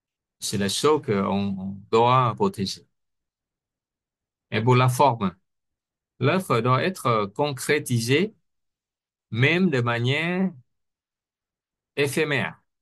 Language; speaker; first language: French; non-native, fluent; Vietnamese